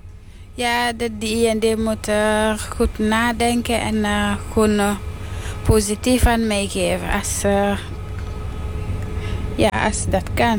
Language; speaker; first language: Dutch; non-native, learner; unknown